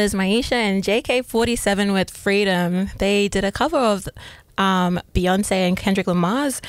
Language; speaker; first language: English; native; English